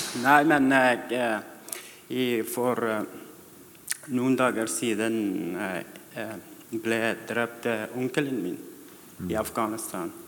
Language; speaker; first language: Norwegian; non-native, learner; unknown